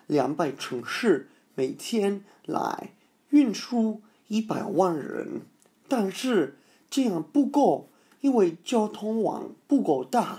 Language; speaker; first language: Chinese; non-native, fluent; English